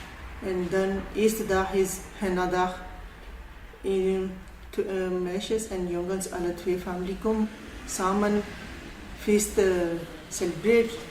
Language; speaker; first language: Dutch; non-native, learner; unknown